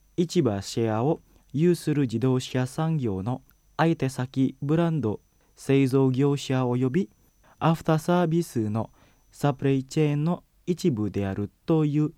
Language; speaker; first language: Japanese; non-native, fluent; Indonesian